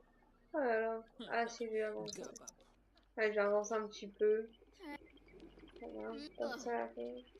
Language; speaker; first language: French; native; French